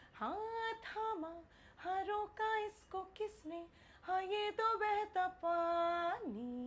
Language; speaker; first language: Hindi; non-native, local second language; Bangla